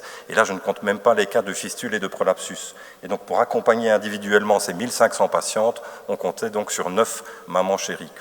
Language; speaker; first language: French; native; French